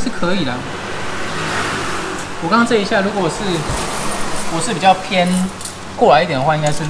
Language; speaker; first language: Chinese; native; Chinese